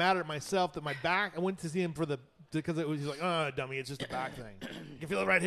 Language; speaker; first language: English; native; English